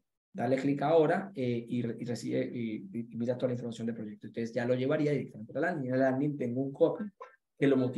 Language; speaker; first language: Spanish; native; Spanish